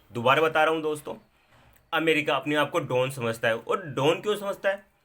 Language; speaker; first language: Hindi; native; Hindi